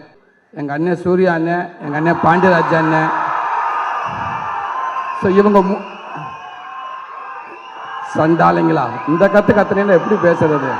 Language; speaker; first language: Tamil; native; Tamil